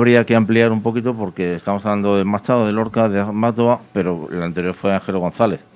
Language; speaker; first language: Spanish; native; Spanish